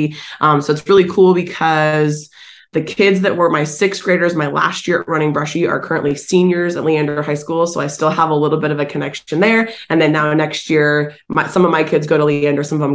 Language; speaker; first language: English; native; English